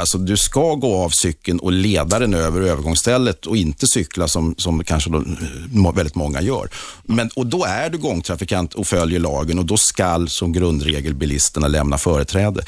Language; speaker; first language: Swedish; native; Swedish